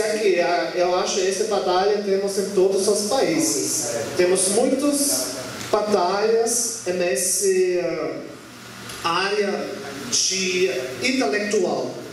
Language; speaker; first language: Portuguese; non-native, learner; German